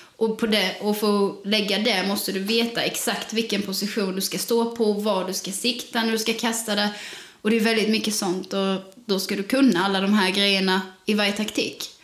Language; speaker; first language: Swedish; native; Swedish